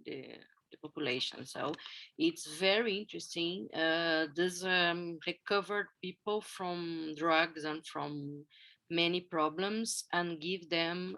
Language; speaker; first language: English; non-native, fluent; Portuguese